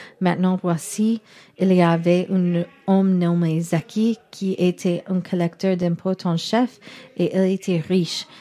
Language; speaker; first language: French; non-native, learner; English